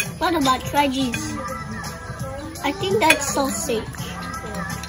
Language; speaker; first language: English; non-native, local second language; Malay